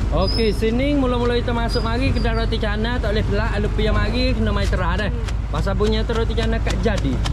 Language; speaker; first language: Malay; native; Malay